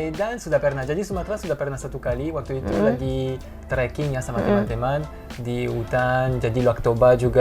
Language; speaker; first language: Indonesian; non-native, fluent; French